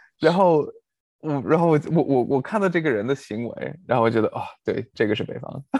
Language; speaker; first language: Chinese; non-native, fluent; English